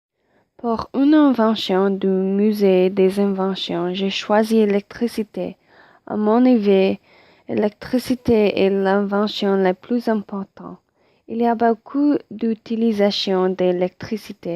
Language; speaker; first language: French; non-native, learner; English